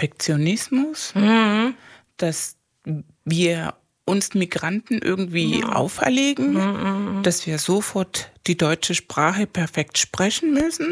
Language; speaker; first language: German; non-native, fluent; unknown